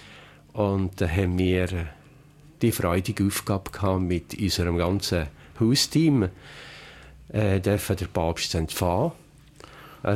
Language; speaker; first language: German; native; German